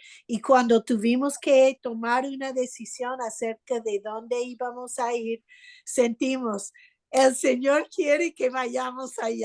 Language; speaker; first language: Spanish; non-native, fluent; English